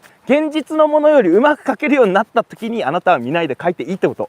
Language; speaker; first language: Japanese; native; Japanese